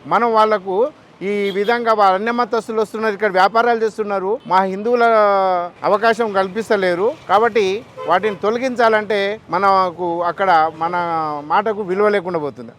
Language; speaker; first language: Telugu; native; Telugu